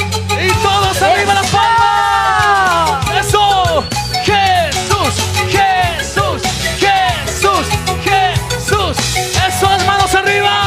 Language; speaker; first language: Spanish; native; Spanish